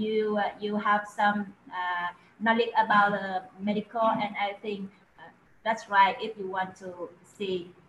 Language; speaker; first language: English; non-native, learner; Vietnamese